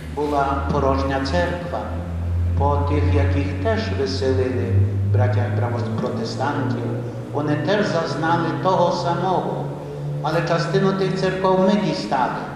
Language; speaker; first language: Ukrainian; early bilingual, heritage; Ukrainian